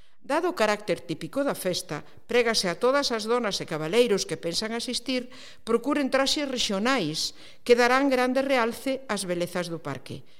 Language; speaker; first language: Galician; non-native, local second language; Spanish